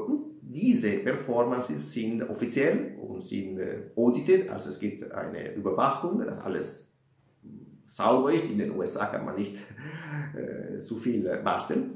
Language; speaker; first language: German; non-native, fluent; Italian